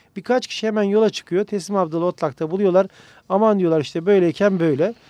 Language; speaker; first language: Turkish; native; Turkish